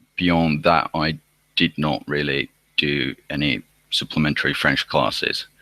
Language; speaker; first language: English; non-native, fluent; Finnish